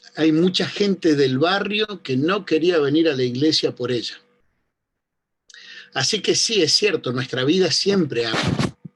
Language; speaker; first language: Spanish; native; Spanish